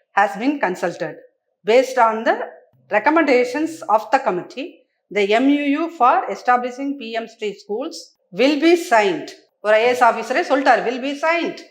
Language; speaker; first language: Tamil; native; Tamil